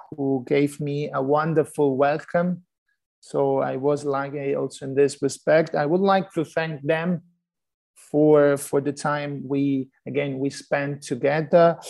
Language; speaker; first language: English; non-native, fluent; Italian